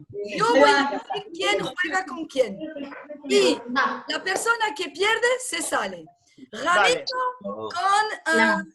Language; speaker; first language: Spanish; non-native, fluent; Portuguese